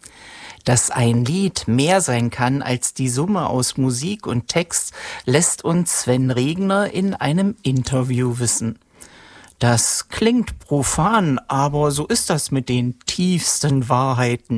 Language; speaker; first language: German; native; German